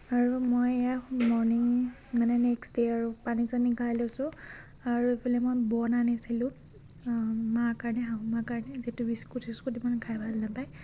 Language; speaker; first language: Assamese; native; Assamese